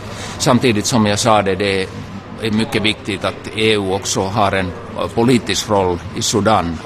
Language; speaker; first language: Swedish; non-native, local second language; Finnish